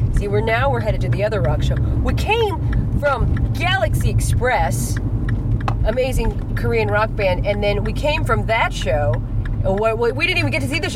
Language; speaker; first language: English; native; English